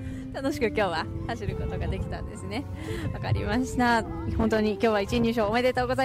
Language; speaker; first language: Japanese; native; Japanese